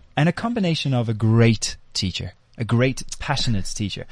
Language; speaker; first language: English; native; English